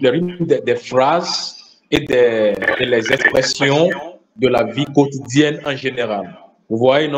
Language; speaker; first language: French; non-native, fluent; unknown